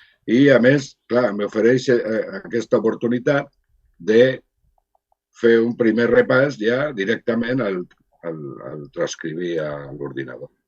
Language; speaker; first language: Catalan; non-native, local second language; Spanish